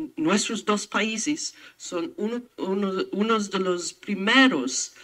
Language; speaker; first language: Spanish; non-native, fluent; English